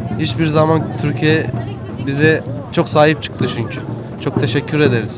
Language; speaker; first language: Turkish; non-native, fluent; Arabic